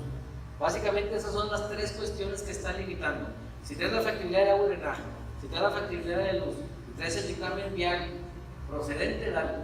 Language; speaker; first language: Spanish; native; Spanish